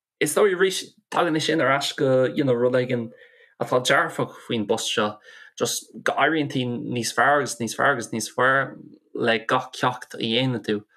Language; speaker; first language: Irish; non-native, local second language; English